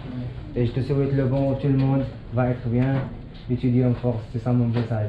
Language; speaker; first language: French; non-native, learner; Arabic